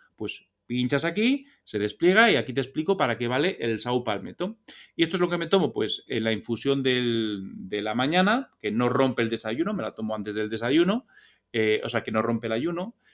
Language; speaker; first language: Spanish; native; Spanish